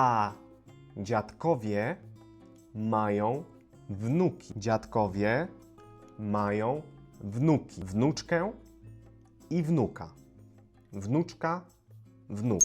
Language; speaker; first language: Polish; native; Polish